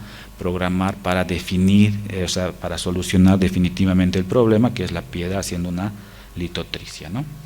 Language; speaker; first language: Spanish; native; Spanish